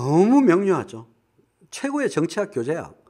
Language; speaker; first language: Korean; native; Korean